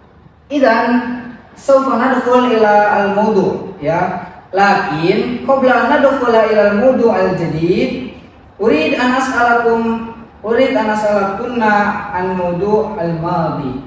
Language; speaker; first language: Arabic; non-native, fluent; Indonesian